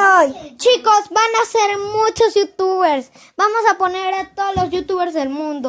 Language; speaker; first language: Spanish; native; Spanish